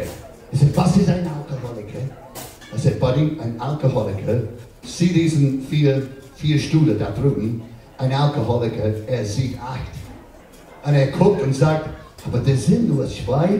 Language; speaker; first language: German; non-native, learner; English